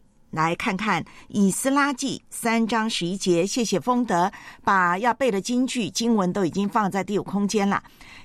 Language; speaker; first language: Chinese; native; Chinese